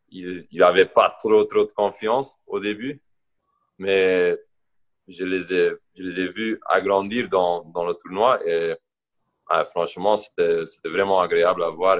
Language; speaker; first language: French; non-native, local second language; Dutch